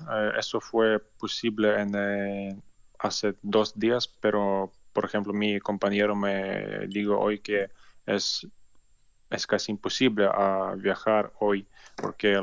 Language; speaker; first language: Spanish; non-native, learner; Ukrainian